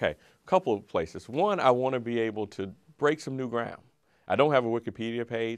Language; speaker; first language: English; native; English